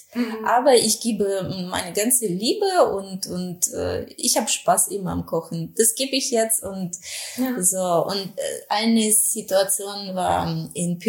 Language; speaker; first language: German; non-native, fluent; Russian